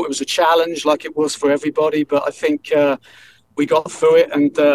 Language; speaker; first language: English; native; English